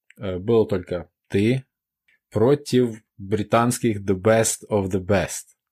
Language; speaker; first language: Russian; non-native, local second language; Ukrainian